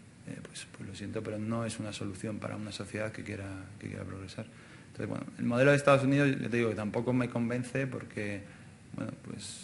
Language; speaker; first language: Spanish; native; Spanish